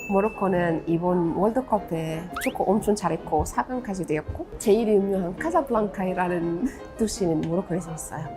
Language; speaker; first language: Korean; non-native, fluent; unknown